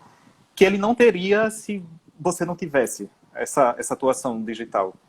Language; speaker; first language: Portuguese; native; Portuguese